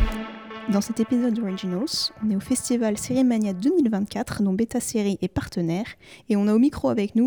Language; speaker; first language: French; native; French